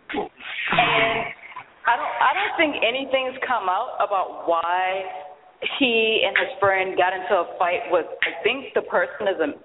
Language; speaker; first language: English; native; English